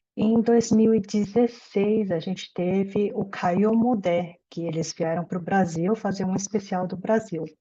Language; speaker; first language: Portuguese; early bilingual, other home language; Korean